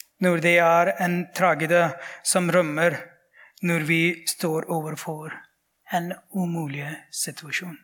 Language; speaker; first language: Norwegian; non-native, fluent; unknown